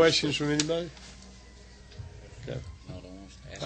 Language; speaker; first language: English; native; English